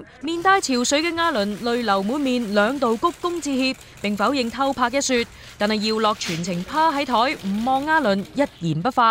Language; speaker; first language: Chinese; native; Chinese